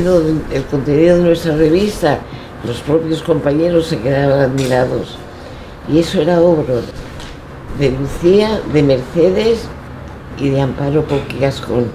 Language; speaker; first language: Spanish; native; Spanish